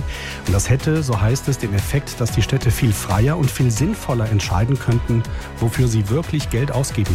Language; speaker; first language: German; native; German